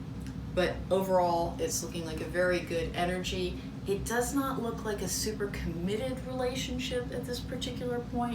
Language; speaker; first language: English; native; English